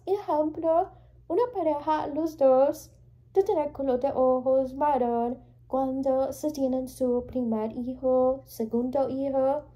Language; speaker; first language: Spanish; early bilingual, heritage; English